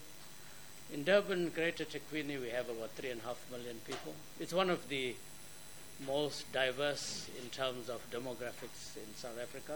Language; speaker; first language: English; native; English